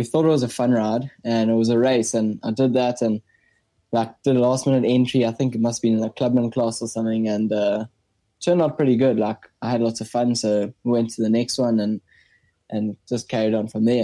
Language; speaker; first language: English; native; English